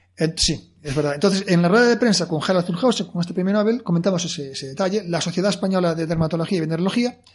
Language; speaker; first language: Spanish; native; Spanish